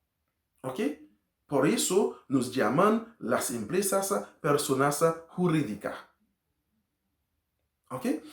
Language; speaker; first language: Spanish; non-native, learner; Haitian Creole